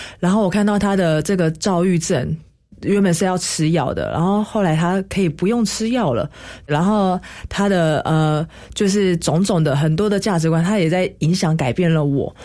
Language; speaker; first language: Chinese; native; Chinese